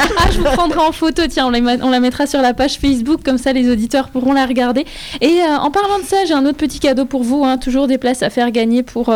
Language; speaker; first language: French; native; French